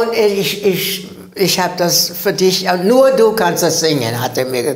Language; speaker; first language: German; non-native, learner; English